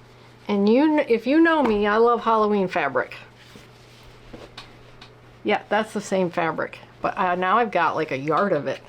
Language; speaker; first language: English; native; English